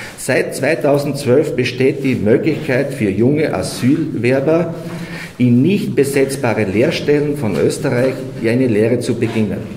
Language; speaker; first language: German; native; German